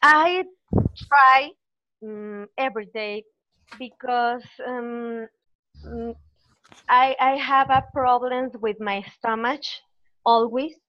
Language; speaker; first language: English; non-native, learner; Spanish